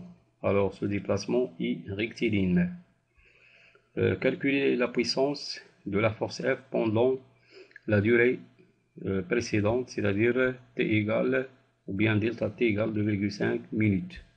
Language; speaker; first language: French; non-native, local second language; Arabic